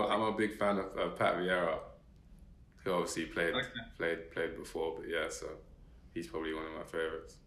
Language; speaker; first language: English; native; English